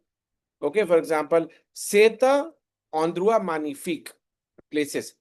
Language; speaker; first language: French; non-native, fluent; Hindi